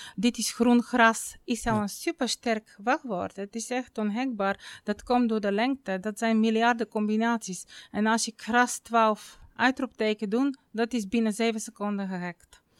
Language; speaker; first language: Dutch; non-native, fluent; Bulgarian